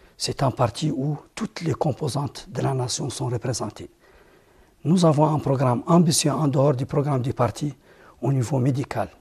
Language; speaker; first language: French; non-native, local second language; Arabic